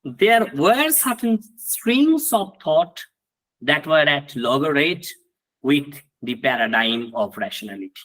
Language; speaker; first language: English; non-native, local second language; Bangla